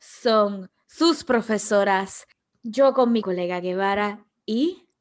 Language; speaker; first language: Spanish; early bilingual, heritage; Spanish